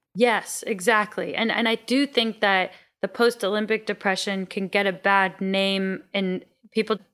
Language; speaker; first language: English; early bilingual, other home language; Greek